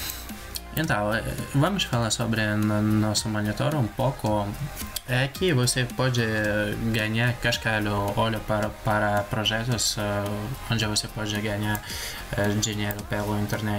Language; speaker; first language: Portuguese; non-native, learner; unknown